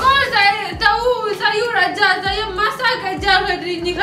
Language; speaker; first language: Indonesian; non-native, learner; Russian